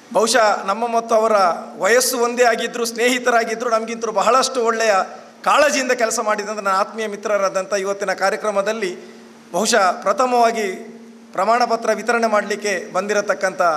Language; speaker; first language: Kannada; non-native, local second language; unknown